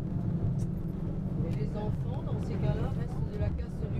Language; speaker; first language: French; native; French